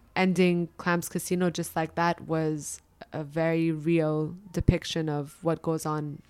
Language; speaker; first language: English; early bilingual, other home language; Arabic